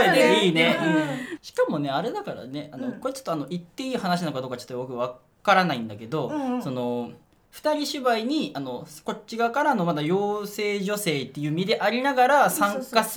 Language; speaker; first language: Japanese; native; Japanese